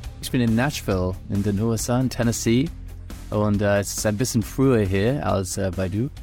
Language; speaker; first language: German; non-native, learner; English